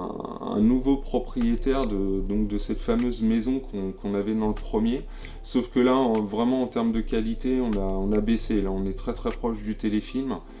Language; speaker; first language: French; native; French